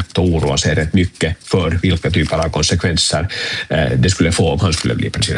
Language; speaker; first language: Swedish; native; Swedish